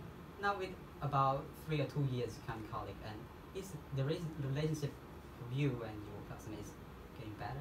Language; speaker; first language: English; non-native, fluent; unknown